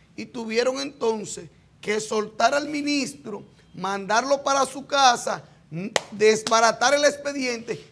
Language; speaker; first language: Spanish; native; Spanish